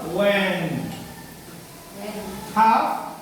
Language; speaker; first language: English; non-native, learner; Spanish